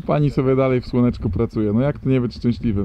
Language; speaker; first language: Polish; native; Polish